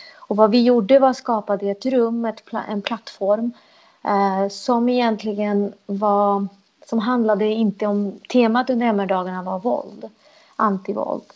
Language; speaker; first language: Swedish; early bilingual, other home language; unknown